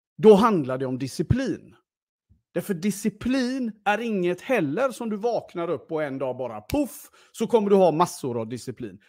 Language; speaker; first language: Swedish; early bilingual, other home language; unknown